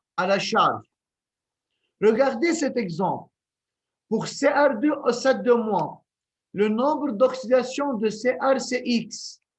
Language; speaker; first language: French; non-native, local second language; Arabic